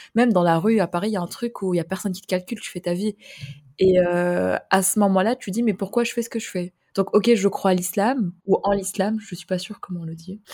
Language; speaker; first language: French; non-native, fluent; Arabic